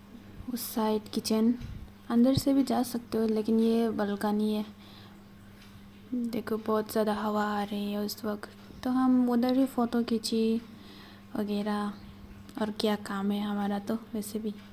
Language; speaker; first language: Hindi; non-native, local second language; Kok Borok